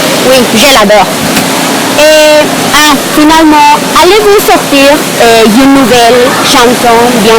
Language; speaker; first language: French; non-native, learner; Spanish